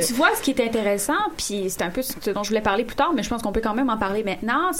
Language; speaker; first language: French; native; French